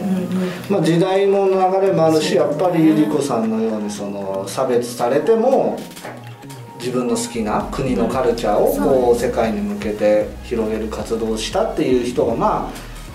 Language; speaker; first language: Japanese; native; Japanese